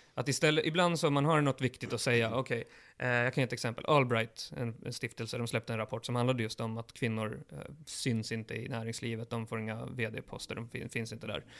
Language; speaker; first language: Swedish; early bilingual, other home language; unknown